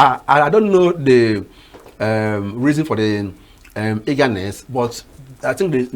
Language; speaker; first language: English; non-native, local second language; Igbo